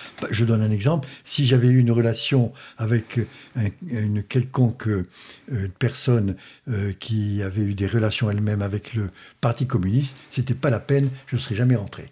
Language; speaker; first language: French; native; French